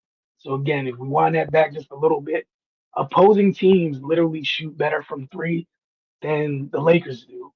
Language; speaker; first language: English; native; English